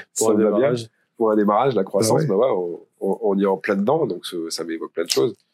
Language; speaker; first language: French; native; French